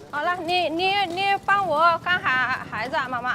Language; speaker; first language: Chinese; non-native, learner; Indonesian